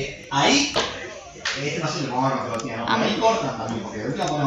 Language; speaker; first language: Spanish; native; Spanish